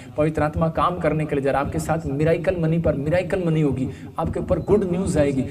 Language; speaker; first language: Hindi; non-native, local second language; Punjabi